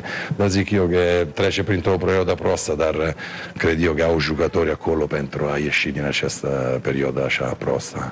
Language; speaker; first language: Romanian; non-native, fluent; Italian